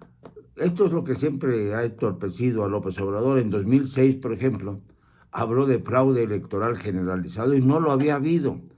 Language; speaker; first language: Spanish; native; Spanish